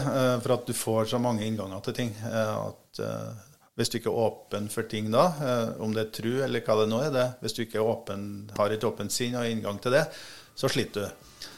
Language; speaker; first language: Norwegian; native; Norwegian